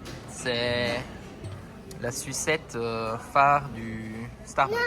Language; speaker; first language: French; native; French